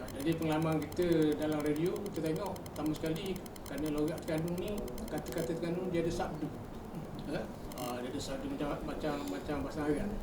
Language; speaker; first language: Malay; native; Malay